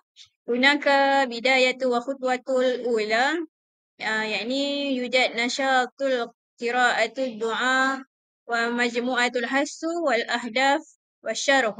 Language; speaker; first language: Arabic; non-native, learner; Malay